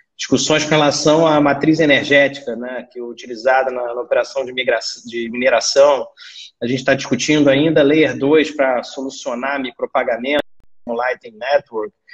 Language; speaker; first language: Portuguese; native; Portuguese